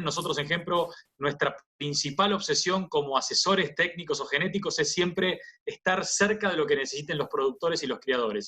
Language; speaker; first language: Spanish; native; Spanish